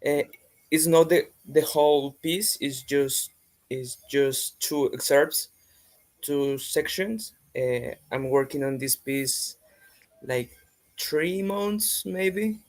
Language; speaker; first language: English; non-native, fluent; Spanish